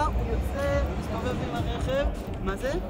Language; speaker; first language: Hebrew; native; Hebrew